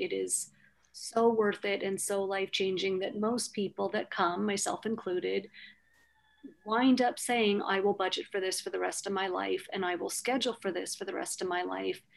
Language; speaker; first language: English; native; English